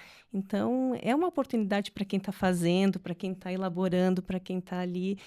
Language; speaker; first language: Portuguese; native; Portuguese